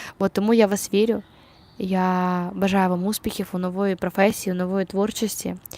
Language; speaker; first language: Ukrainian; non-native, local second language; Russian